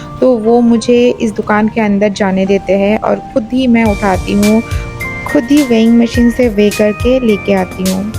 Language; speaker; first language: Hindi; non-native, local second language; Bangla